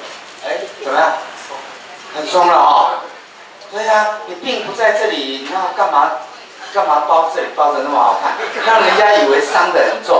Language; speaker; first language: Chinese; native; Chinese